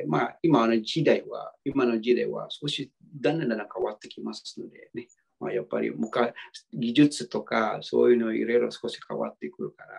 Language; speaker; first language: Japanese; non-native, fluent; Indonesian